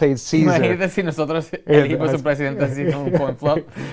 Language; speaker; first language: Spanish; early bilingual, heritage; Spanish